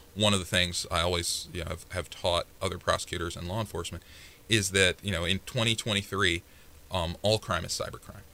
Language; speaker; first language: English; native; English